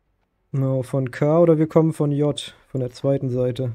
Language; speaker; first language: German; native; German